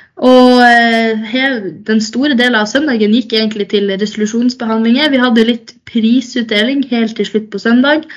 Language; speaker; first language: Norwegian; native; Norwegian